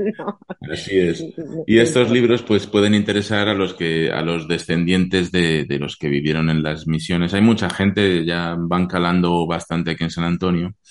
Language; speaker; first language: Spanish; native; Spanish